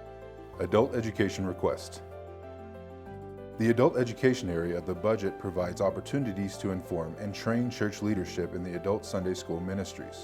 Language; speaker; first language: English; native; English